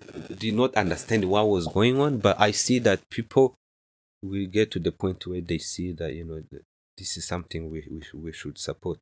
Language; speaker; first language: English; non-native, local second language; Kinyarwanda